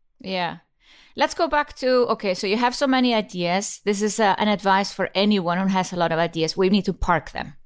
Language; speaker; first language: English; non-native, fluent; Icelandic